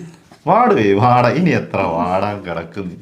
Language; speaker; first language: Malayalam; native; Malayalam